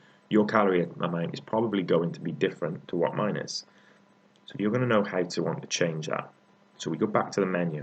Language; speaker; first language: English; native; English